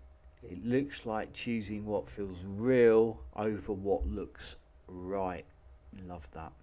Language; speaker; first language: English; native; English